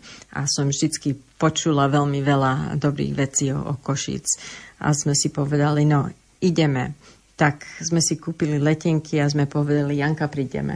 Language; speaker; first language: Slovak; early bilingual, heritage; English